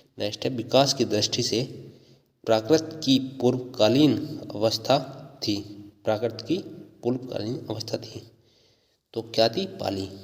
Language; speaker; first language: Hindi; native; Hindi